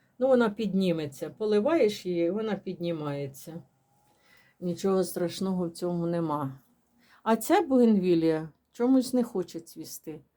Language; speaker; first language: Ukrainian; non-native, local second language; Russian